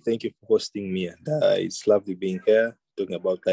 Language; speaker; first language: English; non-native, local second language; Ganda